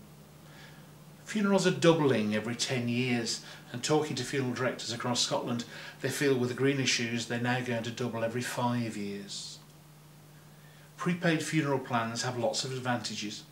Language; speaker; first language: English; native; English